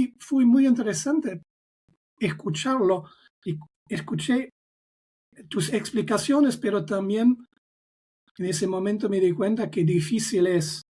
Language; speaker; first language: Spanish; non-native, fluent; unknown